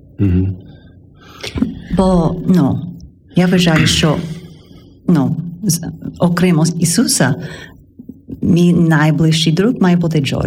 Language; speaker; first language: Ukrainian; non-native, learner; English